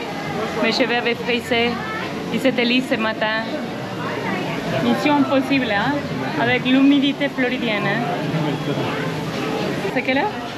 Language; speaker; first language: French; non-native, fluent; Spanish